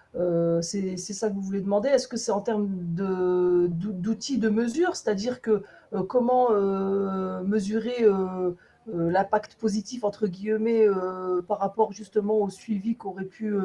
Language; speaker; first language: French; native; French